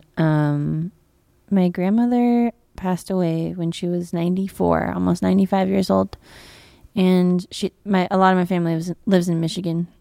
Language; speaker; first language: English; native; English